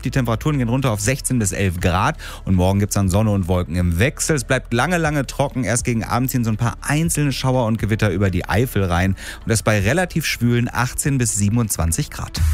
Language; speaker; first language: German; native; German